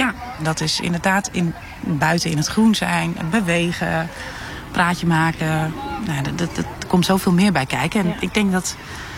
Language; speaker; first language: Dutch; native; Dutch